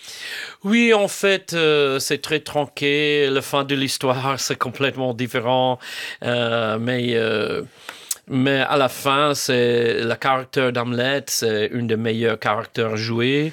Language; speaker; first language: French; non-native, fluent; English